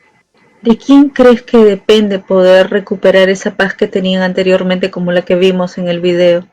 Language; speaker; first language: Spanish; native; Spanish